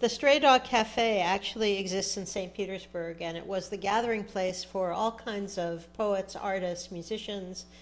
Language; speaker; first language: English; native; English